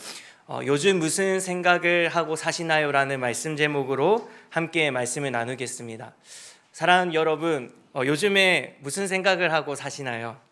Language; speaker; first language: Korean; native; Korean